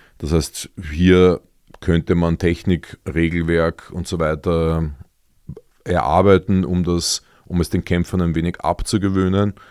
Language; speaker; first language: German; native; German